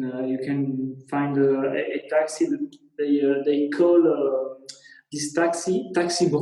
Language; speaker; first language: English; non-native, learner; Italian